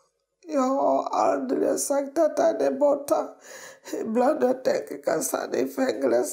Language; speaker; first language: Swedish; non-native, learner; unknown